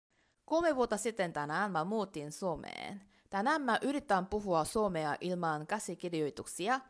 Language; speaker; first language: Finnish; non-native, learner; Korean